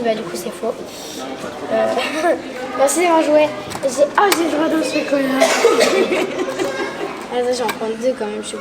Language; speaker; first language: French; native; French